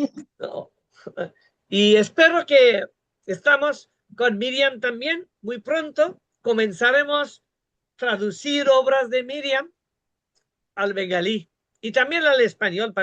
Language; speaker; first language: Spanish; non-native, fluent; Bangla